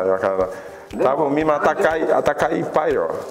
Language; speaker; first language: Japanese; non-native, learner; Portuguese